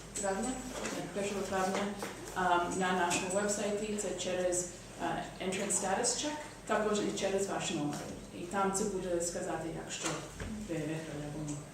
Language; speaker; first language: Ukrainian; non-native, learner; English